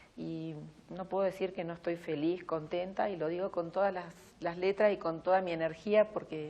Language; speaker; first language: Spanish; native; Spanish